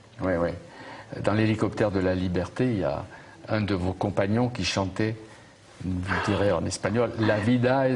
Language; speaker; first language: French; native; French